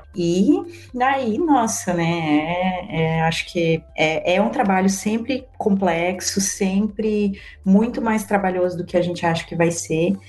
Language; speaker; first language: Portuguese; native; Portuguese